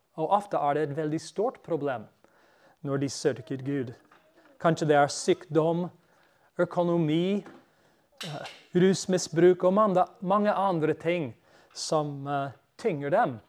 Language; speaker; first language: Norwegian; non-native, fluent; English